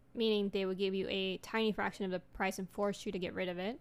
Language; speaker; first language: English; early bilingual, other home language; Spanish